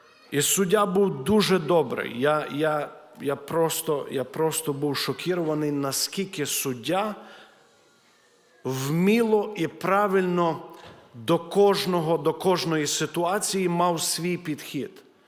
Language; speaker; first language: Ukrainian; native; Ukrainian